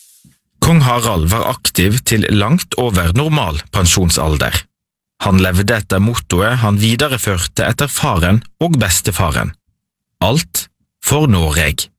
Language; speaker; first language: Norwegian; native; Norwegian